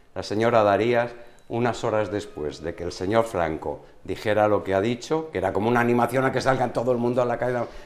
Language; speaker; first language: Spanish; native; Spanish